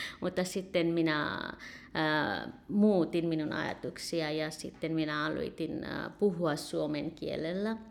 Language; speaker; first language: Finnish; non-native, learner; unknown